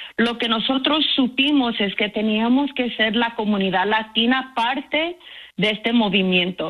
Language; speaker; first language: Spanish; early bilingual, heritage; Spanish